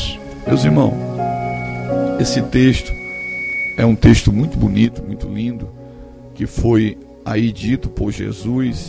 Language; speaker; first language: Portuguese; native; Portuguese